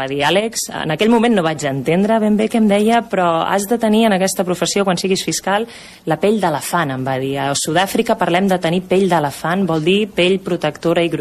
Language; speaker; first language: Catalan; native; Catalan